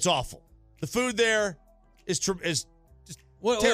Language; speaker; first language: English; native; English